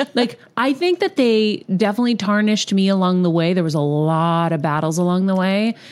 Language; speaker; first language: English; early bilingual, other home language; Greek